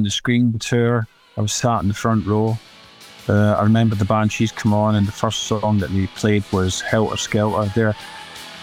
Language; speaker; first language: English; native; English